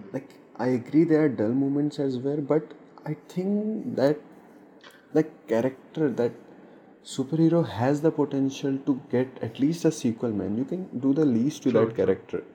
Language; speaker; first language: English; non-native, local second language; Hindi